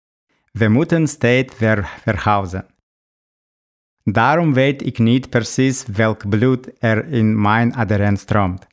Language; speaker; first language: Dutch; non-native, learner; Russian